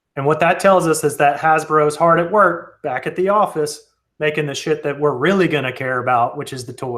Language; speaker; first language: English; native; English